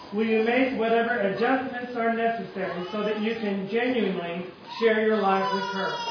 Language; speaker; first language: English; native; English